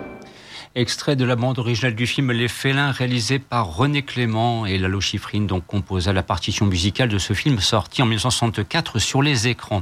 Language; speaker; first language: French; native; French